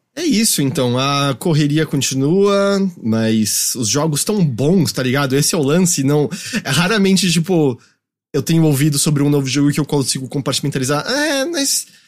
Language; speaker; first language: Portuguese; native; Portuguese